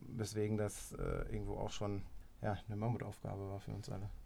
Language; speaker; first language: German; native; German